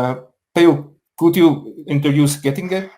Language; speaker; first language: English; non-native, fluent; Czech